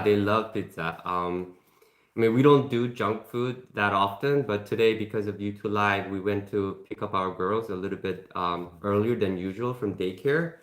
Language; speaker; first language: English; non-native, fluent; Korean